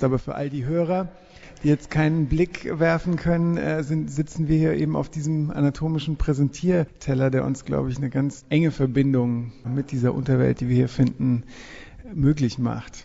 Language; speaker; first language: German; native; German